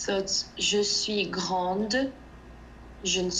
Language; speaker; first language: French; non-native, fluent; English